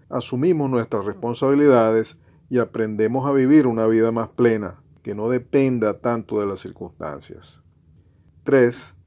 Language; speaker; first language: Spanish; native; Spanish